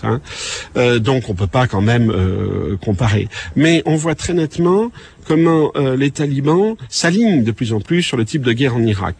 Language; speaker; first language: French; native; French